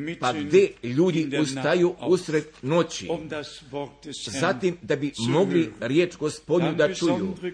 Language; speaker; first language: Croatian; early bilingual, heritage; Croatian